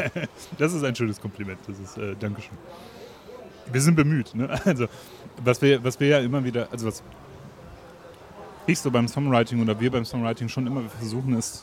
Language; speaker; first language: German; native; German